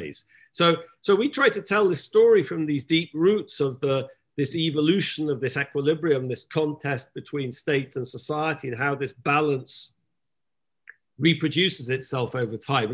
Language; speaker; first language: English; native; English